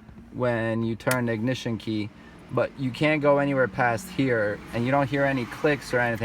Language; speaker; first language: English; native; English